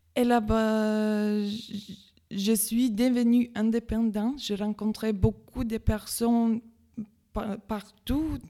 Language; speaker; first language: French; non-native, learner; Latvian